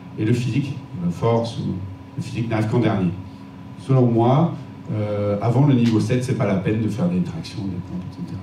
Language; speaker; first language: French; native; French